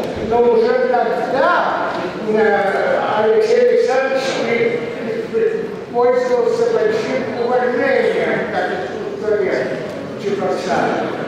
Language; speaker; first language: Russian; native; Russian